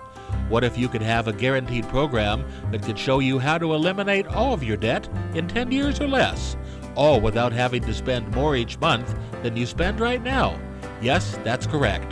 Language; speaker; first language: English; native; English